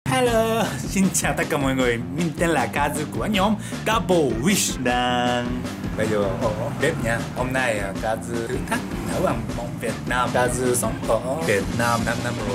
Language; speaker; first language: Vietnamese; non-native, learner; Japanese